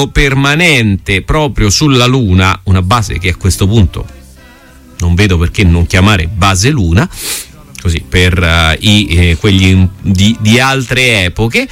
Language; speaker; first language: Italian; native; Italian